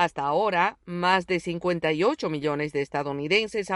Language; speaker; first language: Spanish; native; Spanish